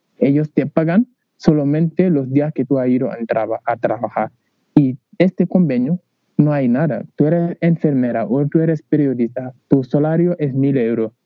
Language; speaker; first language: Spanish; non-native, learner; Wolof